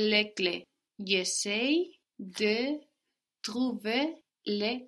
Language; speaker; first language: French; non-native, learner; English